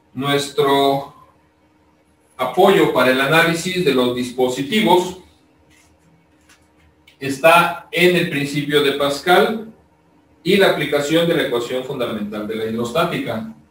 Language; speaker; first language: Spanish; native; Spanish